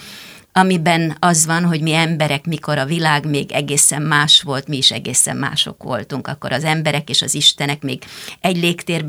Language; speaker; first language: Hungarian; native; Hungarian